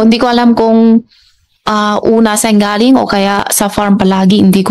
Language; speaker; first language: Filipino; non-native, learner; Chinese